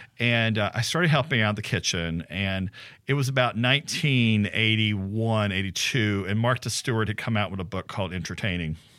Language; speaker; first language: English; native; English